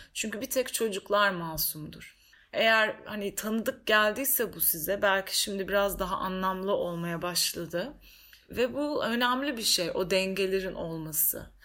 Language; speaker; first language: Turkish; native; Turkish